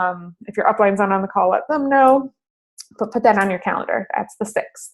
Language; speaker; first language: English; native; English